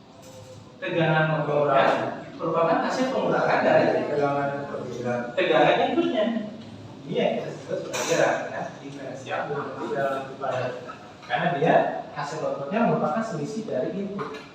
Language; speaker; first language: Indonesian; native; Indonesian